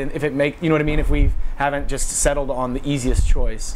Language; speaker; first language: English; native; English